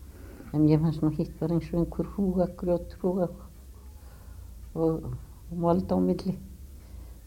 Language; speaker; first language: Icelandic; native; Icelandic